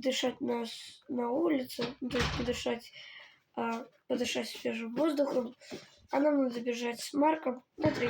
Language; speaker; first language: Russian; native; Russian